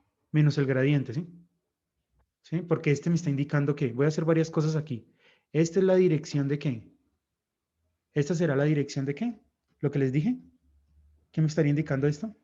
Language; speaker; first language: Spanish; native; Spanish